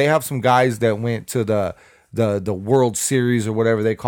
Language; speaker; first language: English; native; English